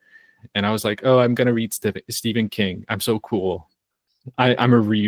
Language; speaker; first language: English; non-native, fluent; Croatian